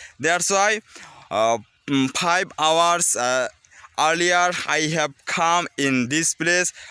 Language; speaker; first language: English; non-native, learner; Bangla